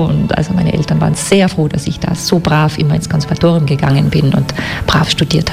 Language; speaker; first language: German; native; German